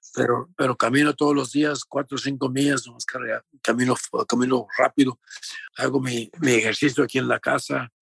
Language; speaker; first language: Spanish; native; Spanish